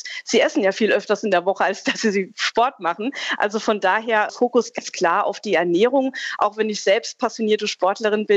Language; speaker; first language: German; native; German